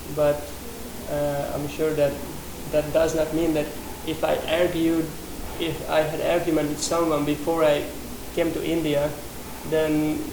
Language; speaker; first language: English; non-native, fluent; Hungarian